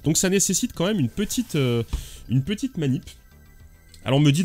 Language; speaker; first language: French; native; French